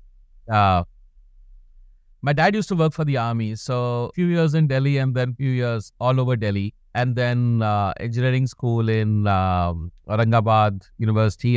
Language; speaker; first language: English; non-native, local second language; Hindi